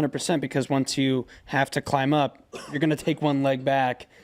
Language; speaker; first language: English; native; English